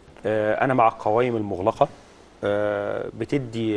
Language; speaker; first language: Arabic; native; Arabic